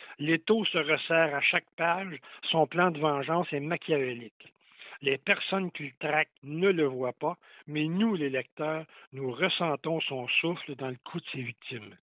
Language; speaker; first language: French; native; French